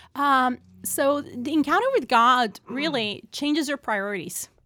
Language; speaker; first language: English; non-native, fluent; Portuguese